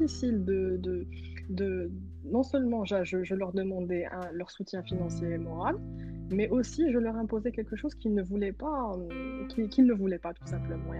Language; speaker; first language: French; non-native, local second language; Arabic